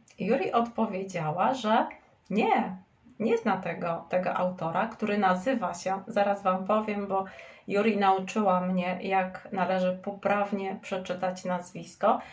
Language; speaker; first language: Polish; native; Polish